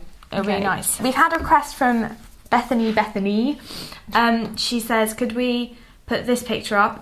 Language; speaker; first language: English; native; English